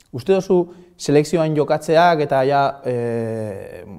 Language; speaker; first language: Basque; native; Basque